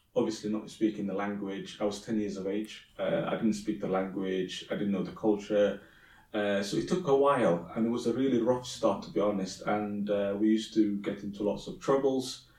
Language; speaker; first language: English; early bilingual, other home language; Somali